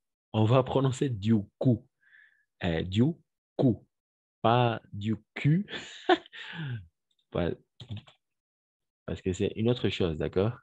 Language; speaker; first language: French; non-native, fluent; Spanish